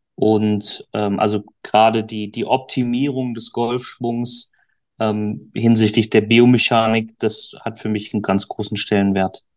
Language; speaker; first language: German; native; German